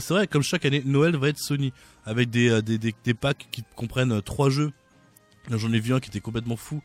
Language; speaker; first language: French; native; French